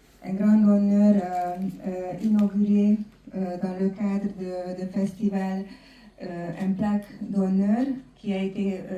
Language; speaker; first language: French; non-native, fluent; Hungarian